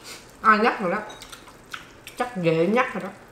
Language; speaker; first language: Vietnamese; native; Vietnamese